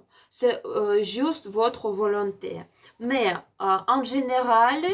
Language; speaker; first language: French; non-native, learner; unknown